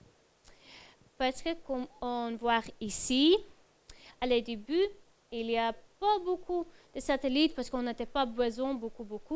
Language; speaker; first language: French; non-native, fluent; Dutch